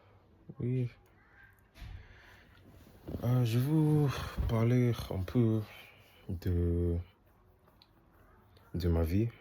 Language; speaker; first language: French; non-native, learner; English